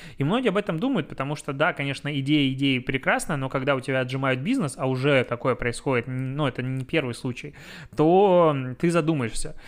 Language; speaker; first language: Russian; native; Russian